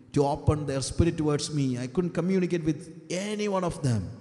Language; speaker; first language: English; non-native, local second language; Malayalam